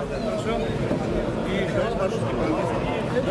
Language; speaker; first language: Russian; non-native, learner; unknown